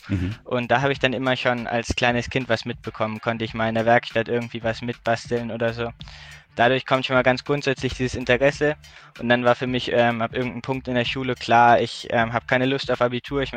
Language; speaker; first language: German; native; German